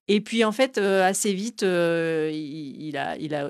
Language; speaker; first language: French; native; French